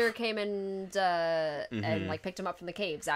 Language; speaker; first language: English; native; English